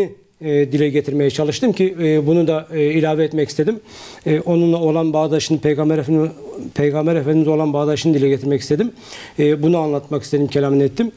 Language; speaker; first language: Turkish; native; Turkish